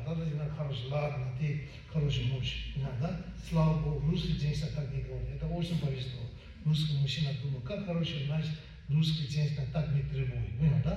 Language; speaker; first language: Russian; non-native, learner; Tibetan